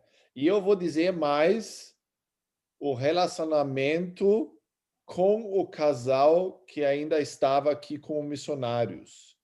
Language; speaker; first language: Portuguese; early bilingual, other home language; German